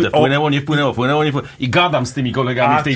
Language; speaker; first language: Polish; native; Polish